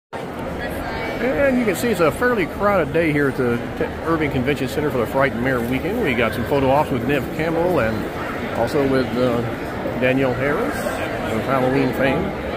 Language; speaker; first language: English; native; English